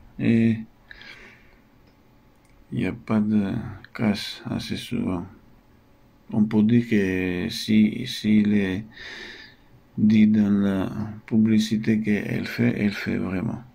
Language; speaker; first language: French; non-native, fluent; Russian